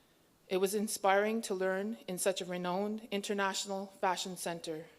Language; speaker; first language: English; native; English